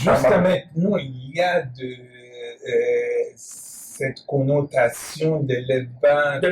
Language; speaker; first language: French; non-native, learner; Portuguese